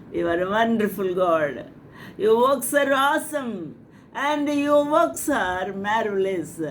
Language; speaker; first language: English; non-native, local second language; Telugu